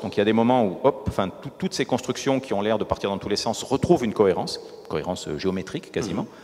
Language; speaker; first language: French; native; French